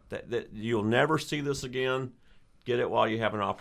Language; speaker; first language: English; native; English